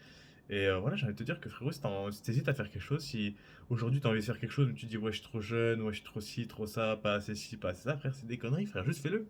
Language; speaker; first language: French; native; French